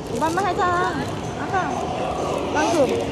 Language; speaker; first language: Korean; non-native, learner; Vietnamese